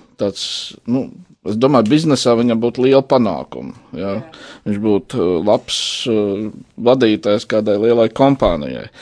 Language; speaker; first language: Latvian; native; Latvian